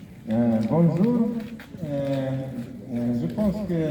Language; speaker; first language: French; non-native, fluent; Polish